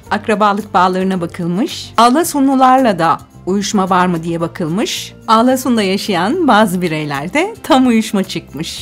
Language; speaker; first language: Turkish; native; Turkish